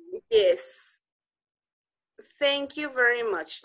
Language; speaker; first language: English; non-native, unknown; Spanish